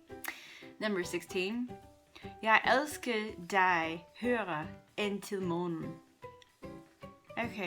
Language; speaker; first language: Danish; non-native, learner; English